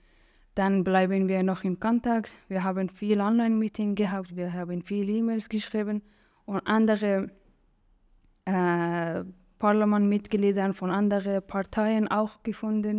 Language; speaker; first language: German; non-native, learner; Persian